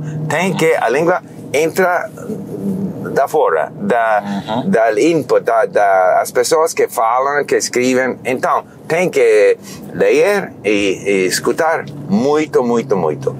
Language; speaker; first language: Portuguese; non-native, fluent; English